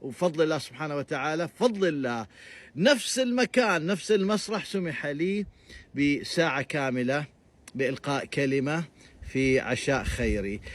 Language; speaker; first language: Arabic; native; Arabic